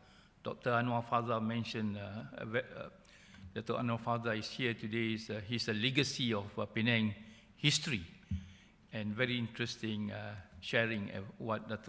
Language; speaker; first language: English; non-native, local second language; Malay